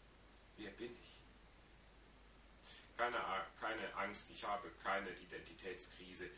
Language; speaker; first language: German; native; German